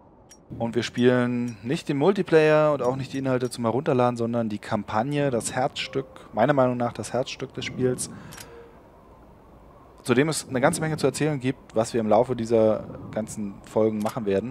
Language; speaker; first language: German; native; German